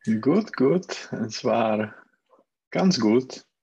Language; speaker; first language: German; non-native, learner; Czech